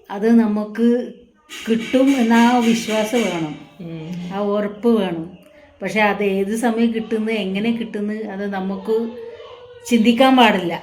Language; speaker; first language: Malayalam; non-native, fluent; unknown